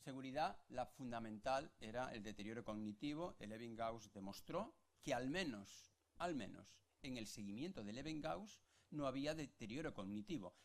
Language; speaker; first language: Spanish; native; Spanish